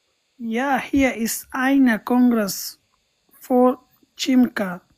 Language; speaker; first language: German; non-native, learner; Pashto